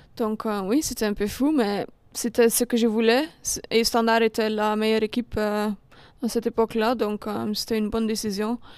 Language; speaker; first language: French; non-native, local second language; Dutch